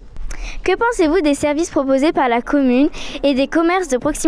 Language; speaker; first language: French; native; French